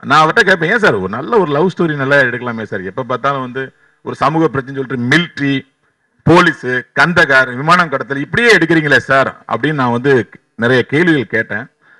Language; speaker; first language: Tamil; native; Tamil